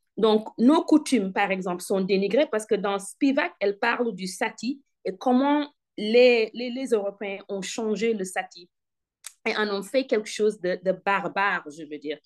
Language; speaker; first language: French; non-native, local second language; Wolof